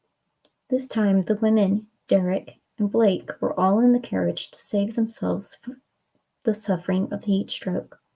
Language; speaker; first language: English; native; English